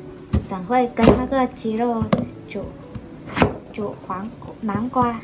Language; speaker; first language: Chinese; non-native, learner; Vietnamese